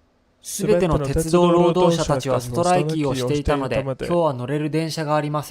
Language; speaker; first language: Japanese; non-native, learner; English